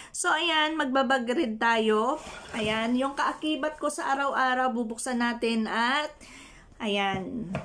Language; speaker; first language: Filipino; non-native, local second language; Hiligaynon